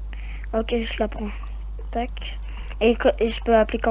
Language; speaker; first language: French; native; French